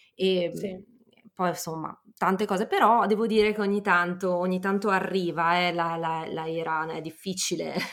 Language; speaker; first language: Italian; native; Italian